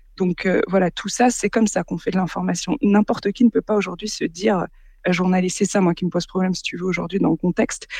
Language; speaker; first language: French; native; French